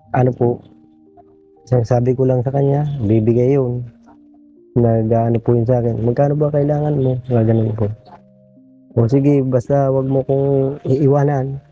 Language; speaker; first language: Filipino; native; Filipino